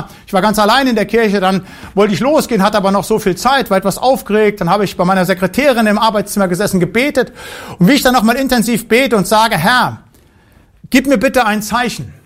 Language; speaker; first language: German; native; German